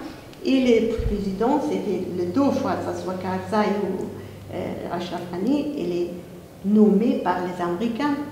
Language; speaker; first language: French; non-native, fluent; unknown